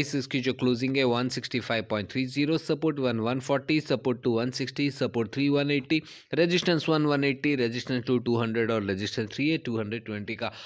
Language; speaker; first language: Hindi; native; Hindi